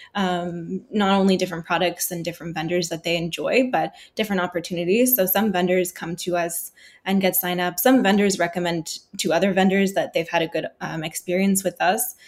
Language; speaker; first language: English; native; English